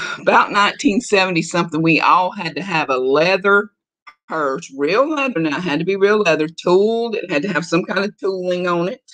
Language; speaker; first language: English; native; English